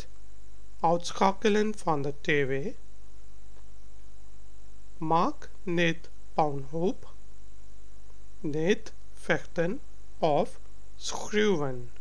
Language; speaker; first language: Dutch; non-native, learner; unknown